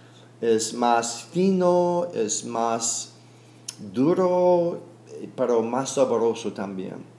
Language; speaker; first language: Spanish; non-native, fluent; English